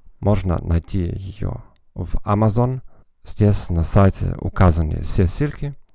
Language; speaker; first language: Russian; non-native, fluent; German